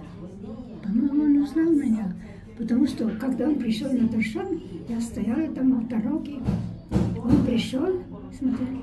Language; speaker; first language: Russian; non-native, fluent; Estonian